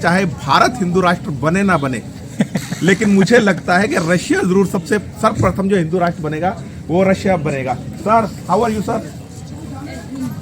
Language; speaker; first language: Hindi; native; Hindi